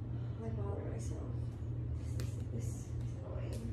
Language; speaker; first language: English; native; English